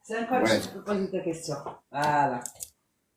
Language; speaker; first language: French; non-native, learner; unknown